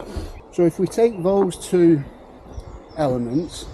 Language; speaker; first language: English; native; English